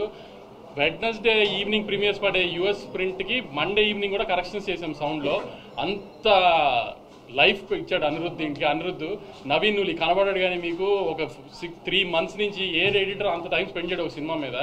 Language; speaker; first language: Telugu; native; Telugu